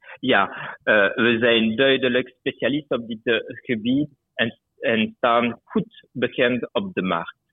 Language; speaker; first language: Dutch; non-native, local second language; French